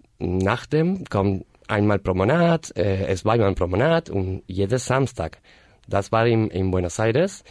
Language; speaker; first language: German; non-native, learner; Spanish